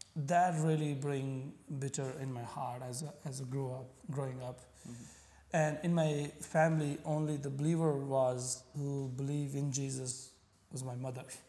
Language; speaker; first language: English; non-native, local second language; Punjabi